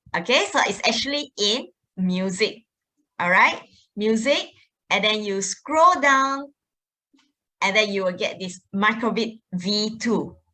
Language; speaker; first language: English; non-native, local second language; Malay